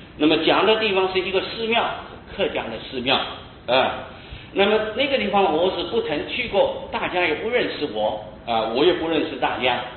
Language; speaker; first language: Chinese; non-native, local second language; Hakka Chinese